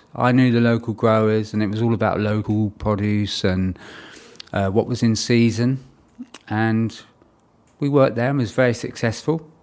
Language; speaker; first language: English; native; English